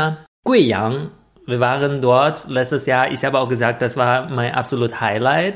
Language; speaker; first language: German; non-native, fluent; Chinese